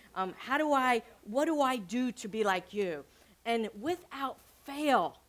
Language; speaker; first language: English; native; English